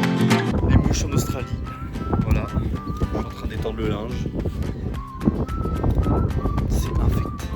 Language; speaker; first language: French; native; French